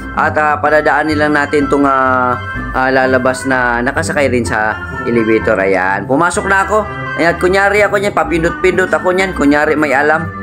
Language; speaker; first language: Filipino; non-native, local second language; Cebuano